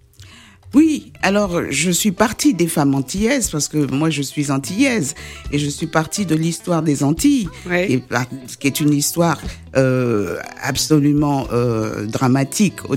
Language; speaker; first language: French; native; French